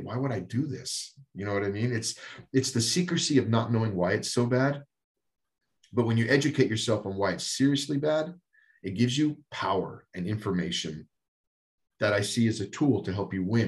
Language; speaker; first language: English; native; English